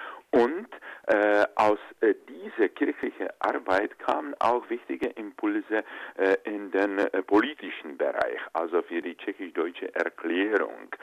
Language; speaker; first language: German; non-native, fluent; Czech